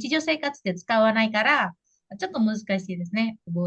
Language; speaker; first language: Japanese; non-native, fluent; Indonesian